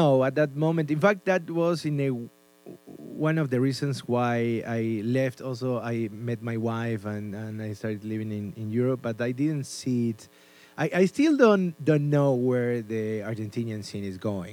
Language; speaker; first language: English; non-native, fluent; Spanish